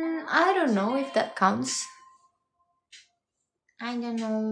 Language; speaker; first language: English; non-native, fluent; Indonesian